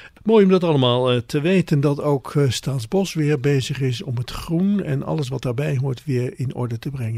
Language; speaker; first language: Dutch; native; Dutch